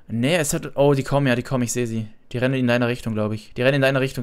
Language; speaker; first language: German; native; German